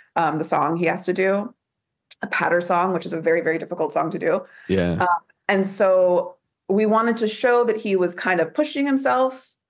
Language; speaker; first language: English; native; English